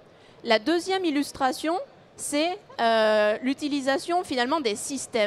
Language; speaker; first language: French; native; French